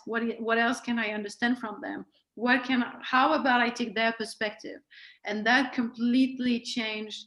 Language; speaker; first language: English; non-native, fluent; French